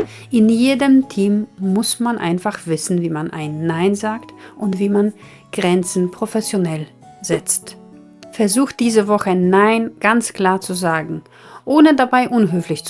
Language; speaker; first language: German; non-native, fluent; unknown